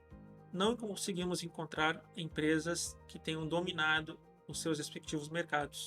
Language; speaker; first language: Portuguese; native; Portuguese